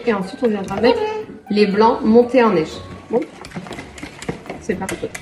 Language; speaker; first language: French; native; French